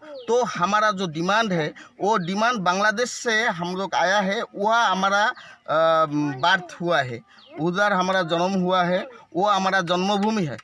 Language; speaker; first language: Hindi; non-native, local second language; Bangla